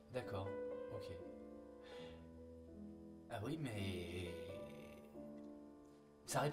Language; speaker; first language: French; native; French